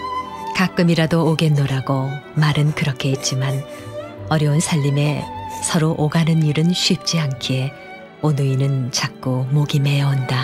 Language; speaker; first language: Korean; native; Korean